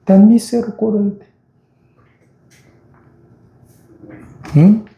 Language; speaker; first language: Spanish; non-native, fluent; Korean